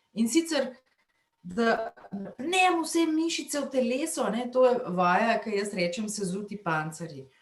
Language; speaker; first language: Slovenian; native; Slovenian